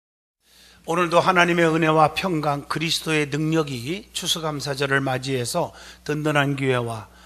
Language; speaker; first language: Korean; native; Korean